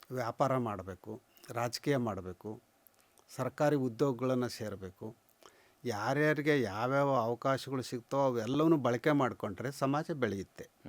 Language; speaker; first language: Kannada; native; Kannada